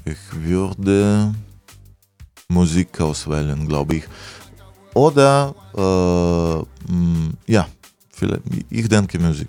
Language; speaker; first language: German; non-native, fluent; Russian